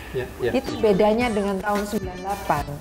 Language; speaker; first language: Indonesian; native; Indonesian